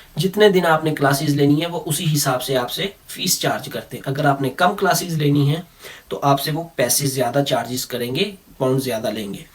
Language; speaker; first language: Urdu; non-native, local second language; Punjabi